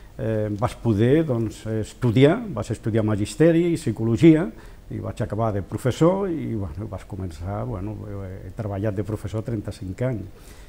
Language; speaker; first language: Catalan; non-native, local second language; Spanish